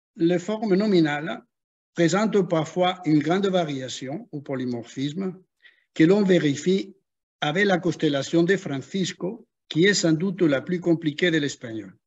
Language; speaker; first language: French; non-native, fluent; Spanish